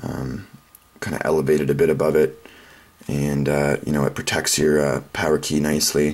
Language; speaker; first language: English; native; English